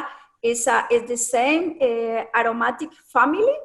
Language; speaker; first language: English; non-native, learner; Spanish